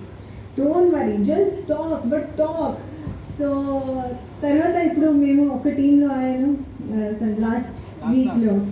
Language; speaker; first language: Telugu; non-native, learner; Hindi